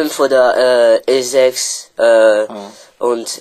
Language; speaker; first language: German; non-native, learner; French